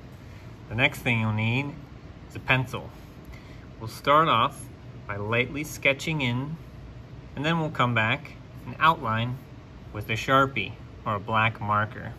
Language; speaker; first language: English; native; English